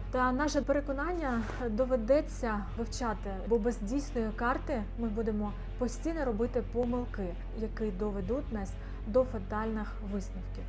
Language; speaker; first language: Ukrainian; non-native, local second language; Crimean Tatar